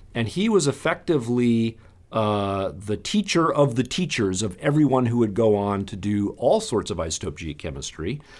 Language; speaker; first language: English; native; English